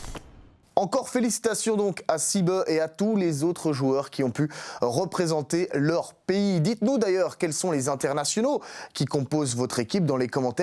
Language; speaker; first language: French; native; French